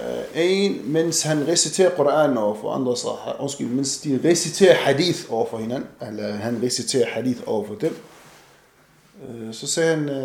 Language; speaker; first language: Danish; non-native, fluent; Arabic